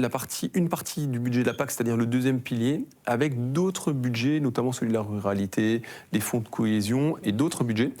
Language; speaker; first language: French; native; French